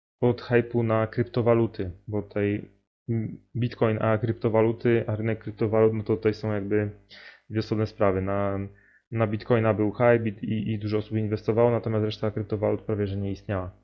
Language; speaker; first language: Polish; native; Polish